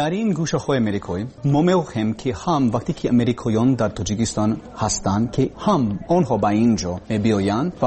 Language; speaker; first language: Persian; non-native, learner; English